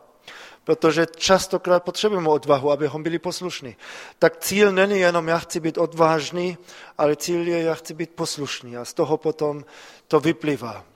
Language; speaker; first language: Czech; non-native, fluent; German